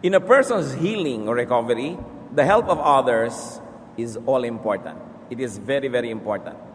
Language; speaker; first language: English; non-native, local second language; Filipino